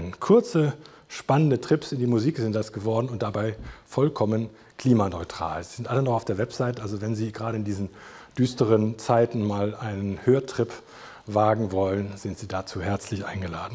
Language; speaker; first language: German; native; German